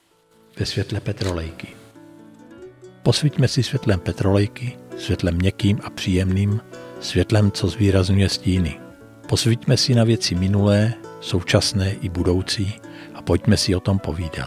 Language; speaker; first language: Czech; native; Czech